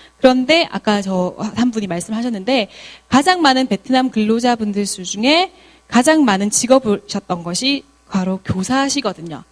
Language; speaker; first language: Korean; native; Korean